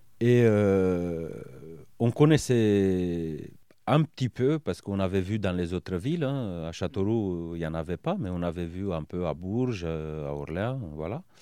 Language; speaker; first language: French; non-native, fluent; Romanian